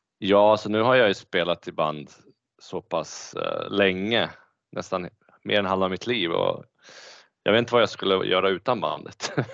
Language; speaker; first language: Swedish; early bilingual, other home language; Bosnian